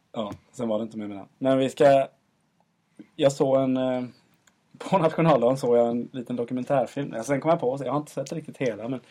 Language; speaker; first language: Swedish; native; Swedish